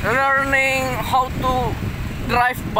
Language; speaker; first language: English; non-native, learner; Indonesian